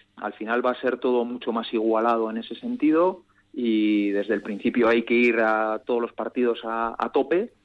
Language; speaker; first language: Spanish; native; Spanish